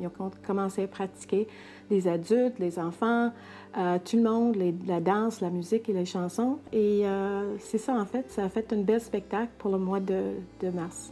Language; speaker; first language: French; non-native, local second language; English